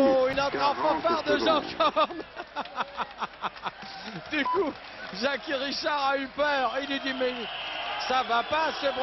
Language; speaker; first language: French; native; French